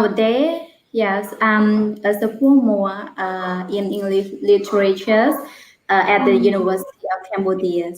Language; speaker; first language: English; non-native, learner; Khmer